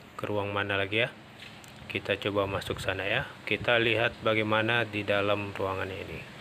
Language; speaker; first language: Indonesian; non-native, local second language; Minangkabau